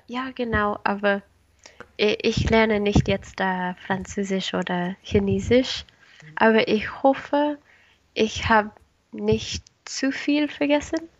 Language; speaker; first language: German; non-native, learner; Spanish